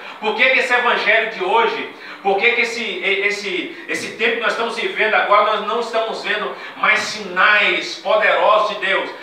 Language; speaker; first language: Portuguese; native; Portuguese